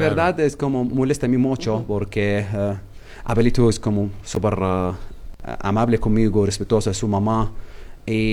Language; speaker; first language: Spanish; non-native, learner; Arabic